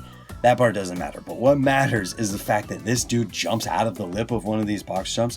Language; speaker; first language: English; native; English